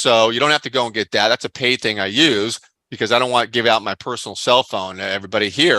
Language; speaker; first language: English; native; English